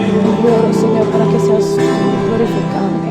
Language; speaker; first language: Spanish; native; Spanish